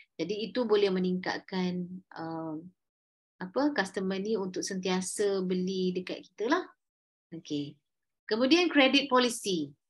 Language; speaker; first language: Malay; native; Malay